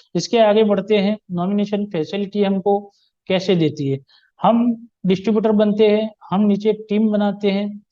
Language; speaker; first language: Hindi; non-native, local second language; Gujarati